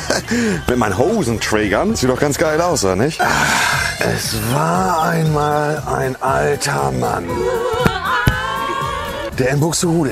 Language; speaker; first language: German; native; German